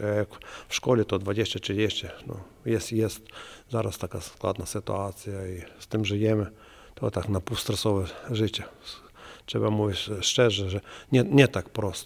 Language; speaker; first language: Polish; non-native, learner; Ukrainian